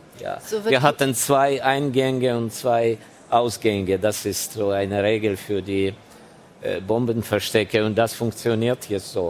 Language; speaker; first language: German; non-native, fluent; Ukrainian